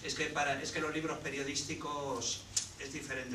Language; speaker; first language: Spanish; native; Spanish